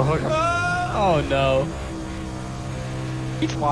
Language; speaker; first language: English; native; English